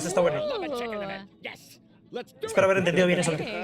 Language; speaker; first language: Spanish; native; Spanish